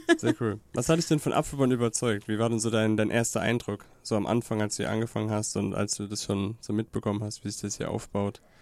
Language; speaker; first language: German; native; German